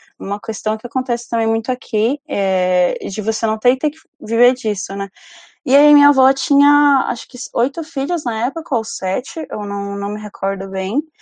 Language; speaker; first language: Portuguese; early bilingual, other home language; Spanish